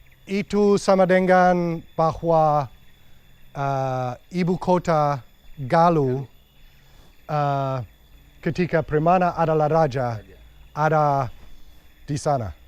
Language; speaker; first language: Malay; non-native, learner; English